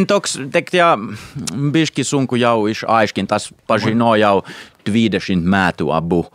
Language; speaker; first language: Lithuanian; non-native, learner; Finnish